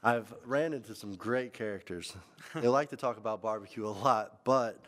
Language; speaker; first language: English; native; English